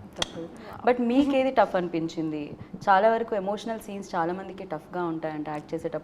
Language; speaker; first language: Telugu; native; Telugu